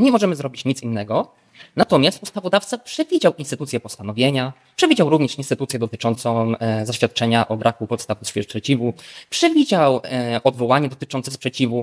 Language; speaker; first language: Polish; native; Polish